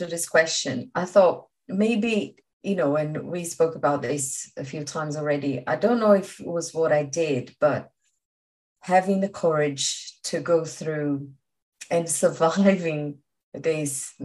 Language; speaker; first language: English; non-native, fluent; Portuguese